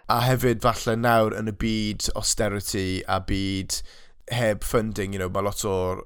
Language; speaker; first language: Welsh; non-native, local second language; English